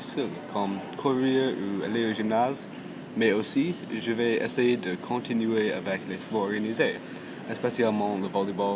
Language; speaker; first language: French; non-native, local second language; English